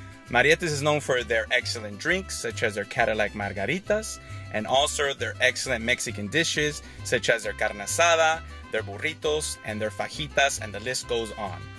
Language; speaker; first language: English; early bilingual, other home language; Spanish